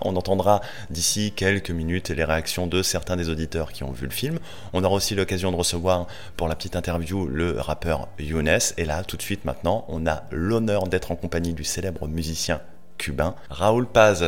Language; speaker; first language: French; native; French